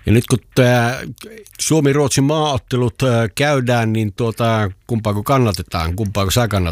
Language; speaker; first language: Finnish; native; Finnish